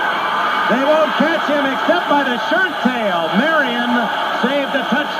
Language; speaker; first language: English; native; English